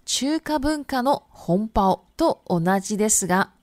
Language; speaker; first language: Japanese; non-native, fluent; Chinese